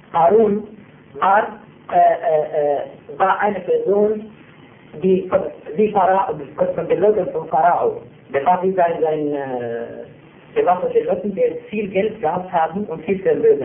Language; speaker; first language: German; non-native, fluent; Turkish